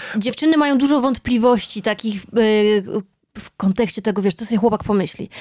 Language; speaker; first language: Polish; native; Polish